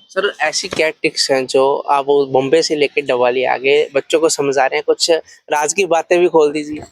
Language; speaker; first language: Hindi; non-native, local second language; Punjabi